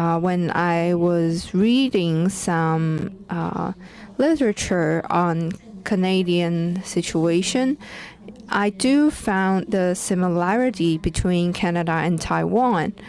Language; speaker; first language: English; non-native, fluent; Chinese